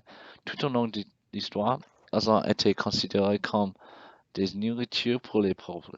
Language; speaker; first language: French; non-native, learner; English